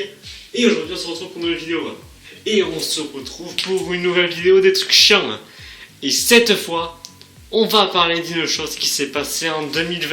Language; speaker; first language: French; native; French